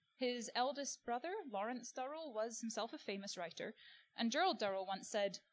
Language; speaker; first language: English; native; English